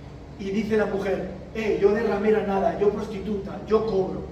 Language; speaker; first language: Spanish; native; Spanish